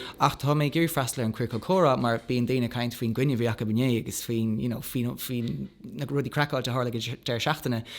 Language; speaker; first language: Irish; non-native, local second language; English